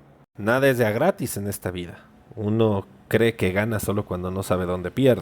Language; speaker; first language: Spanish; native; Spanish